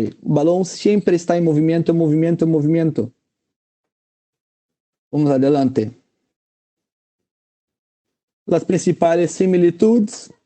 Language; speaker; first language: Spanish; non-native, fluent; Portuguese